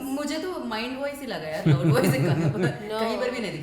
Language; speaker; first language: Hindi; non-native, local second language; Telugu